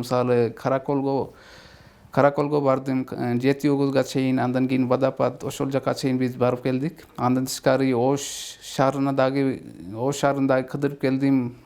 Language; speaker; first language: Kyrgyz; non-native, fluent; Urdu